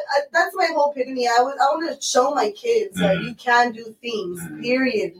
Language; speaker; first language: English; early bilingual, other home language; Spanish